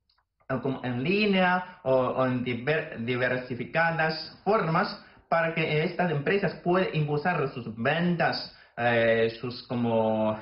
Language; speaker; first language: Spanish; non-native, fluent; Chinese